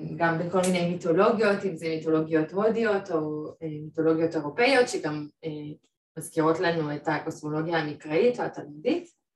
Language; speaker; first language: Hebrew; non-native, fluent; French